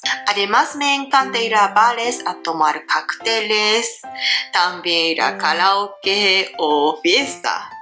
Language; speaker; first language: Spanish; non-native, learner; Japanese